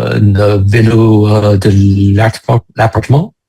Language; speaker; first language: French; non-native, fluent; English